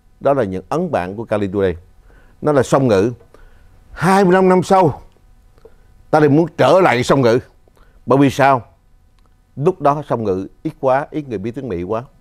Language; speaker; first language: Vietnamese; native; Vietnamese